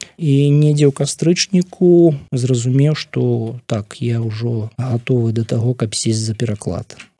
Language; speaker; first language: Belarusian; non-native, local second language; Russian